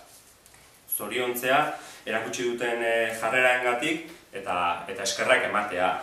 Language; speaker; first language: Basque; native; Basque